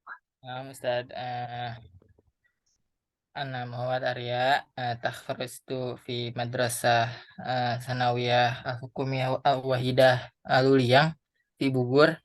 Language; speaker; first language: Arabic; non-native, learner; Indonesian